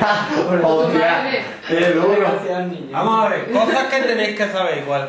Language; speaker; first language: Spanish; native; Spanish